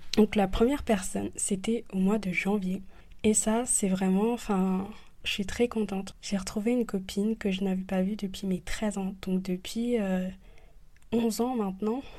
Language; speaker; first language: French; early bilingual, other home language; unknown